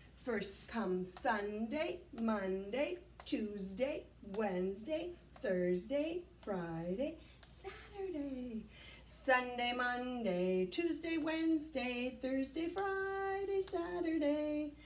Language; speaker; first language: English; native; English